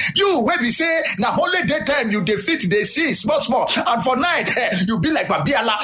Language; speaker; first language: Nigerian Pidgin; native; Nigerian Pidgin